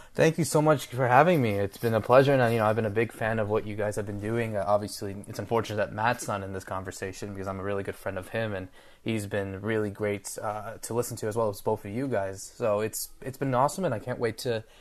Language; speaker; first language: English; early bilingual, other home language; Spanish